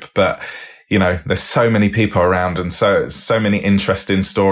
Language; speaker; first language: English; native; English